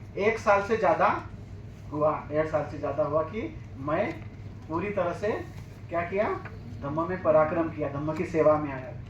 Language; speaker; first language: Hindi; non-native, local second language; Marathi